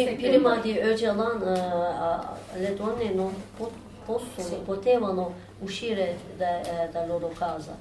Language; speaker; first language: Italian; non-native, learner; Turkish